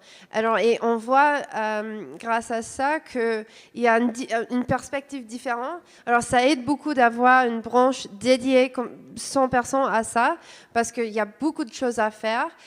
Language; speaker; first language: French; non-native, fluent; English